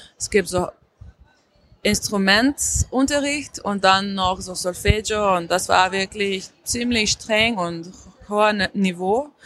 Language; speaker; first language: German; non-native, fluent; Slovenian